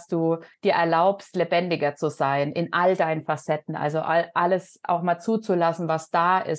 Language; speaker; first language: German; native; German